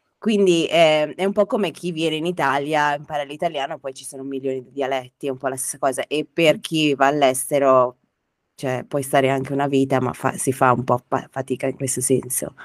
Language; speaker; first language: Italian; native; Italian